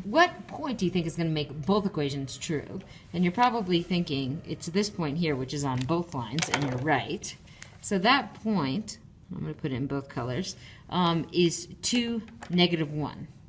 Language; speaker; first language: English; native; English